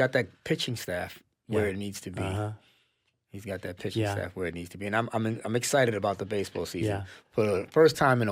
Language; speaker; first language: English; native; English